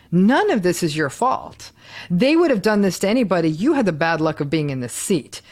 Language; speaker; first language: English; early bilingual, other home language; Hindi